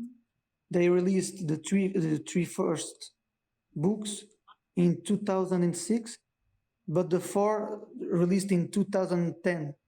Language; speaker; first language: English; non-native, learner; Portuguese